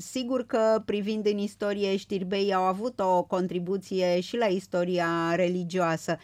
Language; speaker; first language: Romanian; native; Romanian